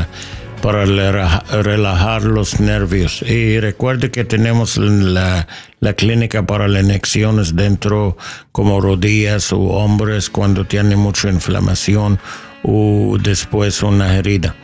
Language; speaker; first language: Spanish; non-native, learner; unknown